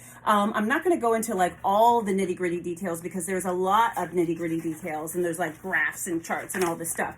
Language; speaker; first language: English; native; English